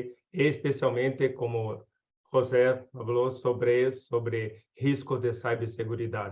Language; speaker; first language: Spanish; non-native, learner; Portuguese